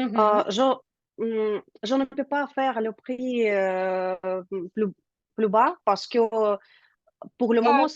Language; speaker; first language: French; non-native, learner; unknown